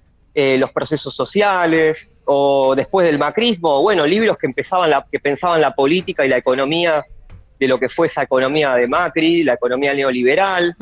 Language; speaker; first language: Spanish; native; Spanish